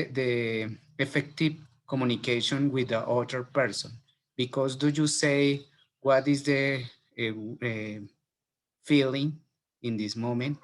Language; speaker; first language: English; non-native, learner; Spanish